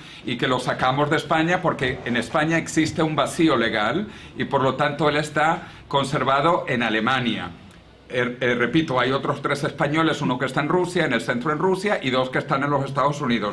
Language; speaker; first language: Spanish; native; Spanish